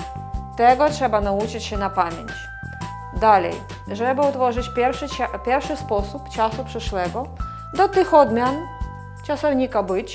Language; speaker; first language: Polish; non-native, fluent; Russian